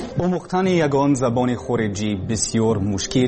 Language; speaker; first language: Persian; non-native, learner; English